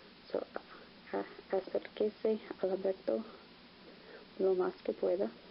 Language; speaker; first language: Spanish; non-native, learner; English